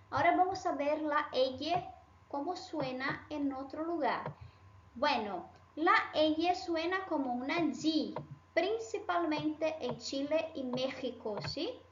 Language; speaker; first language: Spanish; non-native, fluent; Portuguese